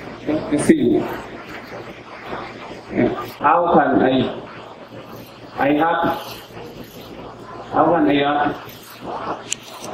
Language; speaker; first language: English; non-native, learner; Oromo